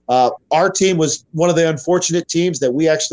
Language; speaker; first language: English; native; English